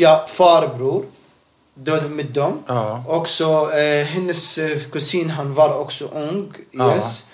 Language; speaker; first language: Swedish; non-native, learner; Arabic